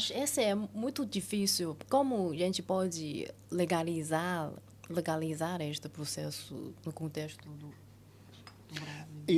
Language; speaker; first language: Portuguese; non-native, fluent; Chinese